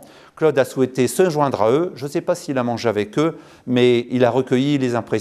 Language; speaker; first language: French; native; French